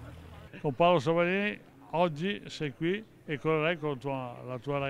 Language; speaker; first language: Italian; native; Italian